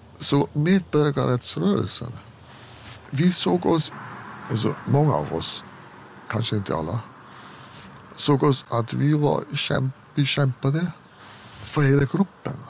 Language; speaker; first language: Swedish; non-native, fluent; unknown